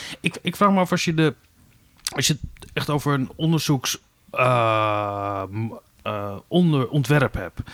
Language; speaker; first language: Dutch; native; Dutch